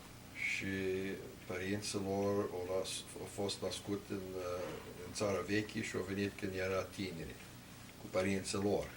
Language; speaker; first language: Romanian; early bilingual, heritage; Romanian